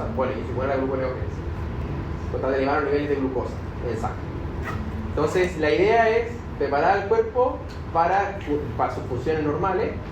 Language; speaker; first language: Spanish; native; Spanish